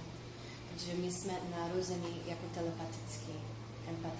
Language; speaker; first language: Czech; non-native, fluent; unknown